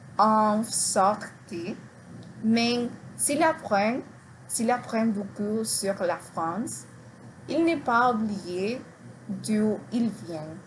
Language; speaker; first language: French; non-native, learner; Spanish